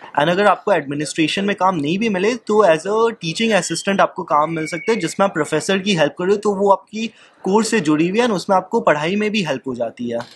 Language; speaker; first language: Hindi; native; Hindi